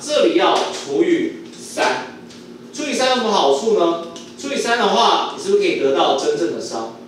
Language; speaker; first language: Chinese; native; Chinese